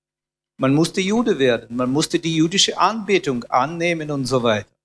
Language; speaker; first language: German; non-native, fluent; Russian